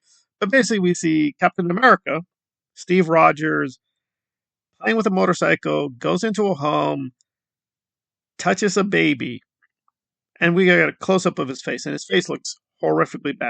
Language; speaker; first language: English; native; English